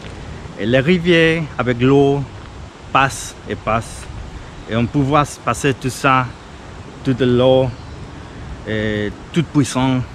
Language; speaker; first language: French; non-native, fluent; Spanish